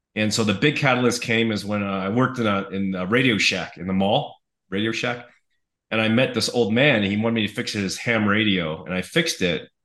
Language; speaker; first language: English; native; English